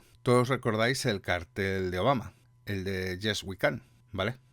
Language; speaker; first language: Spanish; native; Spanish